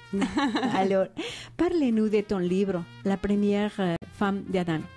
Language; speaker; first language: French; non-native, fluent; Spanish